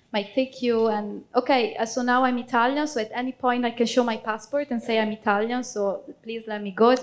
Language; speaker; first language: English; non-native, fluent; Italian